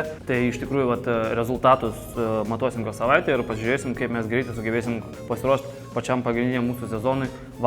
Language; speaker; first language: Lithuanian; native; Lithuanian